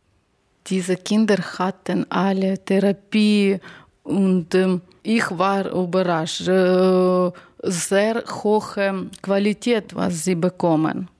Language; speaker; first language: German; non-native, learner; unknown